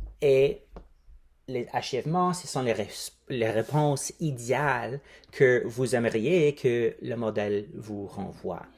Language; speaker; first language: French; non-native, fluent; English